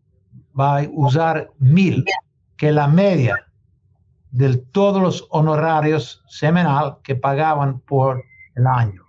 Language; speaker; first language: Spanish; non-native, learner; English